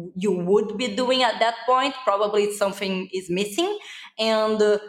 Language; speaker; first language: English; non-native, fluent; Portuguese